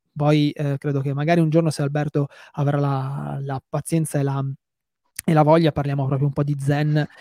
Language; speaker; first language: Italian; native; Italian